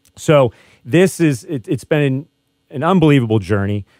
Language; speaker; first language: English; native; English